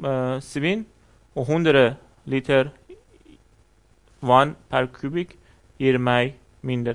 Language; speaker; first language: Norwegian; non-native, learner; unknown